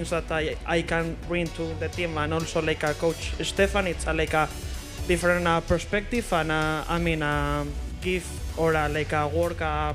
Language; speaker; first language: English; non-native, fluent; Spanish